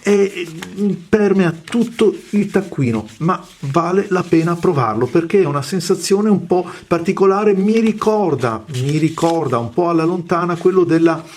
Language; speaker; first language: Italian; native; Italian